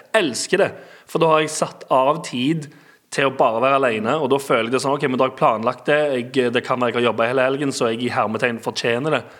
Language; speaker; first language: Norwegian; native; Norwegian